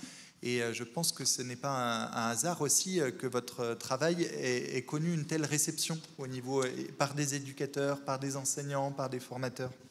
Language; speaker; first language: French; native; French